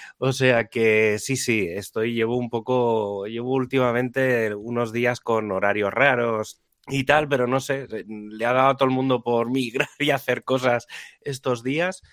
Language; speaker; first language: Spanish; native; Spanish